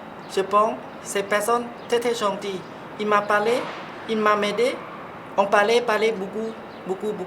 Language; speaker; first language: French; non-native, learner; Thai